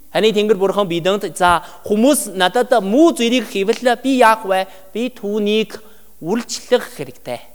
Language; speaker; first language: Mongolian; non-native, learner; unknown